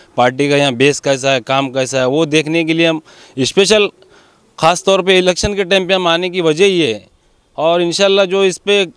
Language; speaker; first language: Hindi; non-native, local second language; Urdu